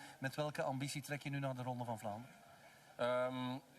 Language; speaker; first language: Dutch; native; Dutch